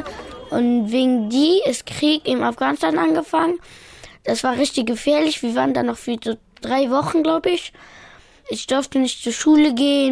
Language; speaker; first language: German; early bilingual, other home language; Pashto